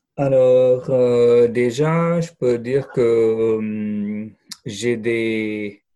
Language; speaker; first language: French; non-native, fluent; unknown